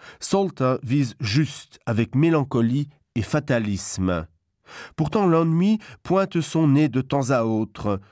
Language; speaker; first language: French; non-native, local second language; Luxembourgish